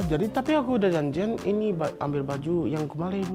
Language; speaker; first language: Indonesian; non-native, learner; Japanese